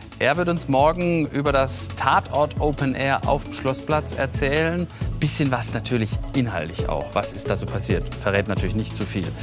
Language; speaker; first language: German; native; German